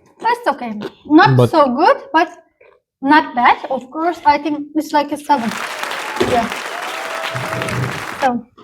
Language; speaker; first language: English; non-native, learner; Turkish